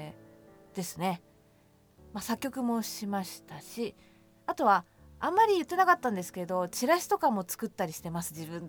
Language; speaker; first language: Japanese; native; Japanese